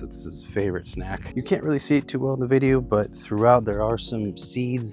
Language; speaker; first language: English; native; English